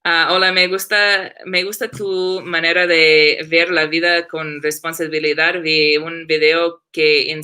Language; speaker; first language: Spanish; non-native, learner; English